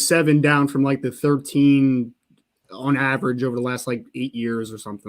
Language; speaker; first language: English; native; English